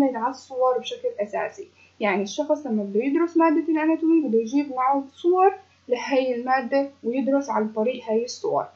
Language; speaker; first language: Arabic; native; Arabic